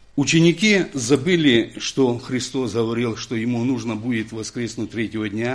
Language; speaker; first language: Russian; non-native, local second language; Ukrainian